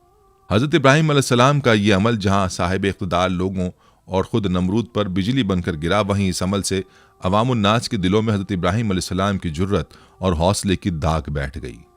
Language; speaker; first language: Urdu; native; Urdu